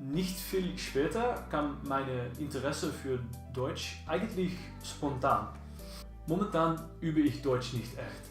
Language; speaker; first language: German; non-native, learner; Dutch